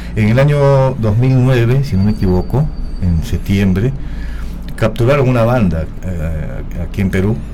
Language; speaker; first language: Spanish; native; Spanish